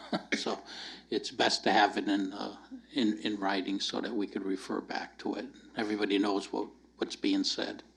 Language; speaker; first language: English; native; English